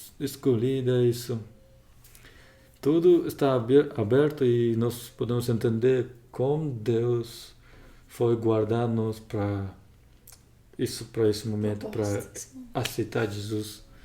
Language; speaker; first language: Portuguese; non-native, learner; Russian